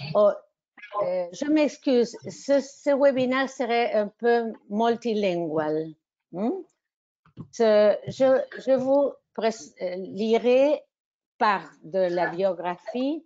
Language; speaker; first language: French; non-native, fluent; Spanish